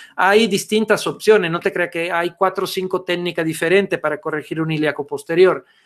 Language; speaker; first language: Spanish; non-native, fluent; Italian